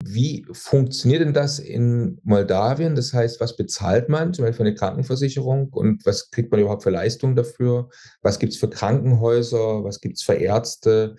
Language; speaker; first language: German; native; German